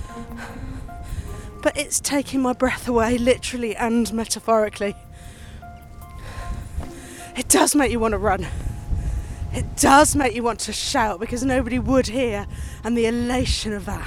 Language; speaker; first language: English; native; English